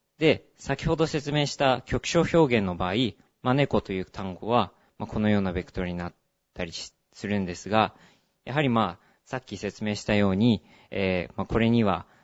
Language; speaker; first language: Japanese; early bilingual, heritage; Japanese